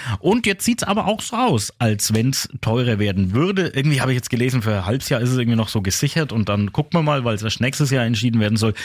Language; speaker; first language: German; native; German